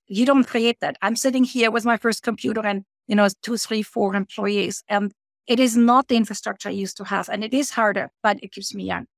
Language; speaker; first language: English; non-native, fluent; German